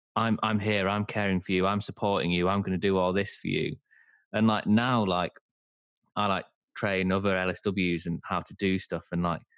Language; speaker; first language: English; native; English